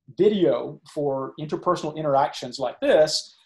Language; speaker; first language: English; native; English